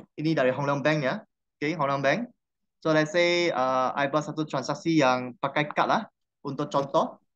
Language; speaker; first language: Malay; non-native, local second language; Chinese